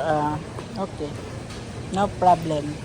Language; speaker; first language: English; non-native, learner; Filipino